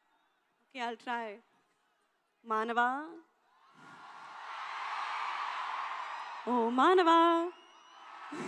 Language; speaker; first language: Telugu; non-native, learner; Hindi